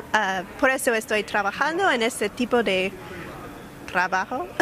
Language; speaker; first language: Spanish; non-native, learner; English